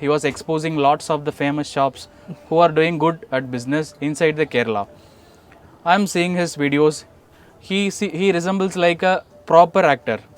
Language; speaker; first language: English; non-native, local second language; Tamil